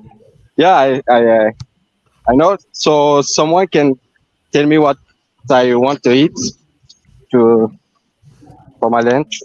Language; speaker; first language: English; non-native, learner; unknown